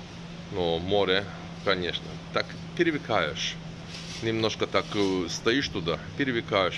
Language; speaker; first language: Russian; non-native, learner; Turkish